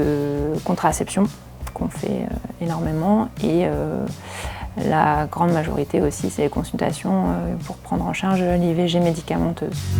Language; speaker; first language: French; native; French